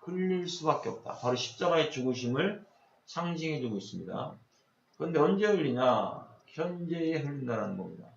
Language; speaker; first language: Korean; native; Korean